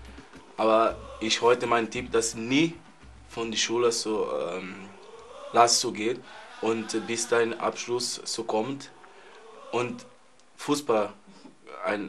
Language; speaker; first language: German; non-native, learner; Portuguese